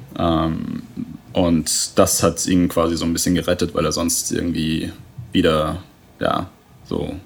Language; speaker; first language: German; native; German